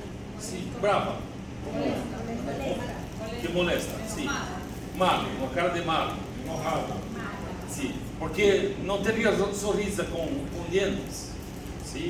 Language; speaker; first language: Spanish; non-native, learner; Portuguese